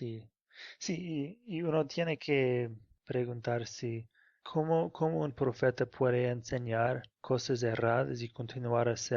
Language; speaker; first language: Spanish; non-native, fluent; English